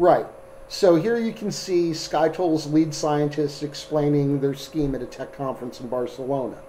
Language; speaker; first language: English; native; English